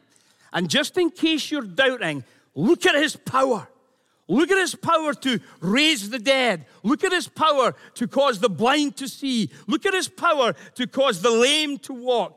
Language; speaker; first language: English; native; English